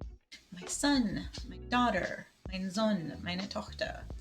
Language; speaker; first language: German; non-native, learner; Spanish